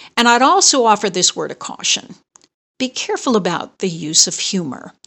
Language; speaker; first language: English; native; English